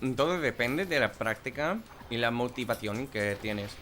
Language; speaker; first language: Spanish; non-native, fluent; English